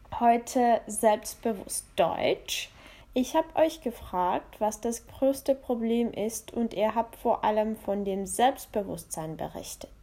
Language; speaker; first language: German; non-native, fluent; Czech